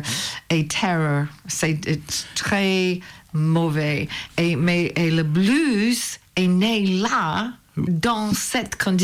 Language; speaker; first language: French; non-native, learner; English